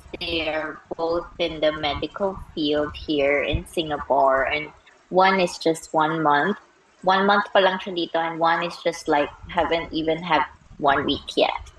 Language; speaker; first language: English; non-native, local second language; Filipino